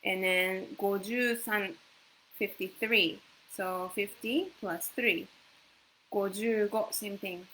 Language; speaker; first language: English; non-native, fluent; Japanese